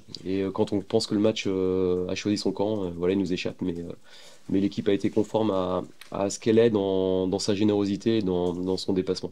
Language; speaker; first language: French; native; French